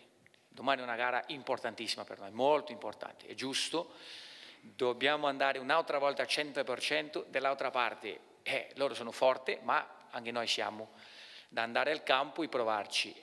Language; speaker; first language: Italian; non-native, fluent; Portuguese